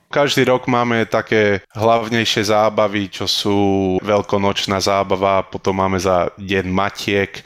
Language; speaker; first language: Slovak; early bilingual, heritage; Slovak